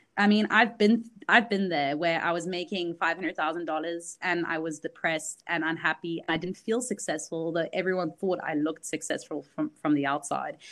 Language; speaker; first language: English; early bilingual, other home language; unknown